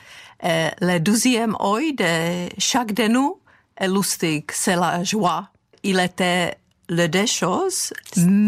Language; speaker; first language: French; non-native, fluent; Czech